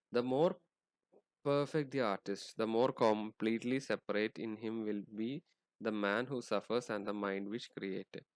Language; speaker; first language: English; non-native, local second language; Malayalam